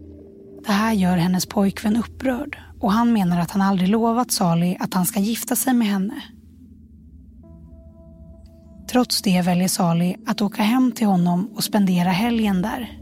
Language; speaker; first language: Swedish; native; Swedish